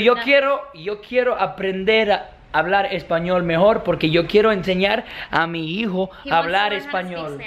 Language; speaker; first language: Spanish; non-native, learner; English